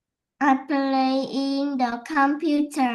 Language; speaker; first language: English; non-native, learner; Vietnamese